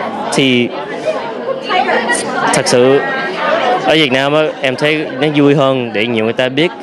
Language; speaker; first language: Vietnamese; early bilingual, heritage; English